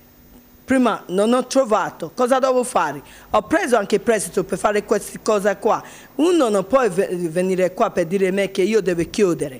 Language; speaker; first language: Italian; non-native, learner; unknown